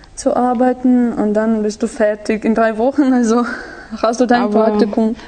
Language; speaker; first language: German; non-native, fluent; Russian